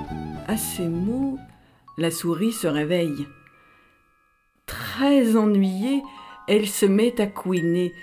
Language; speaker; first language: French; native; French